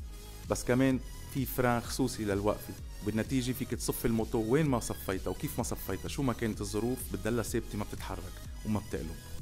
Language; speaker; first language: Arabic; native; Arabic